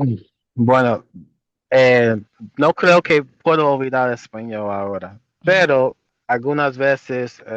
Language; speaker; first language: Spanish; non-native, fluent; English